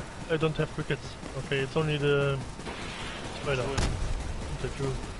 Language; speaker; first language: English; non-native, learner; German